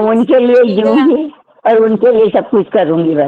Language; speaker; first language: Hindi; non-native, local second language; Odia